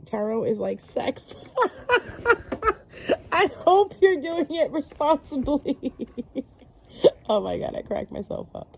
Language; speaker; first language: English; native; English